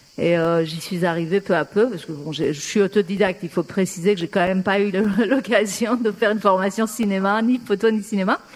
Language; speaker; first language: French; non-native, fluent; Persian